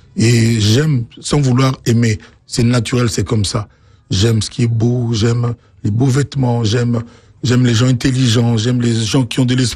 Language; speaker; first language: French; non-native, local second language; Lingala